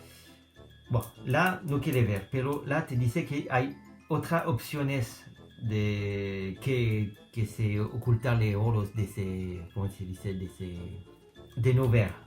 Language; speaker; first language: Spanish; non-native, learner; French